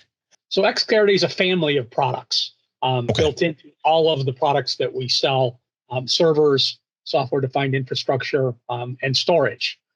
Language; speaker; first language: English; native; English